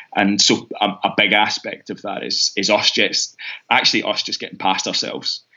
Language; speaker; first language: English; native; English